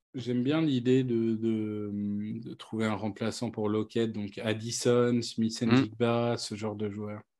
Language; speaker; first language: French; native; French